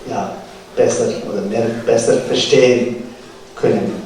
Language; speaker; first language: German; non-native, fluent; Tibetan